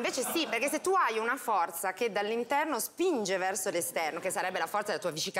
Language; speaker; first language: Italian; native; Italian